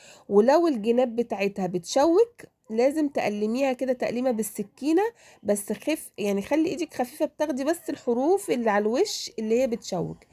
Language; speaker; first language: Arabic; native; Arabic